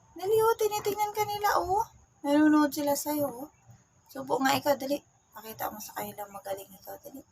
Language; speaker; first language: Filipino; non-native, local second language; Cebuano